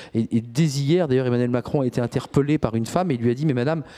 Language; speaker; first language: French; native; French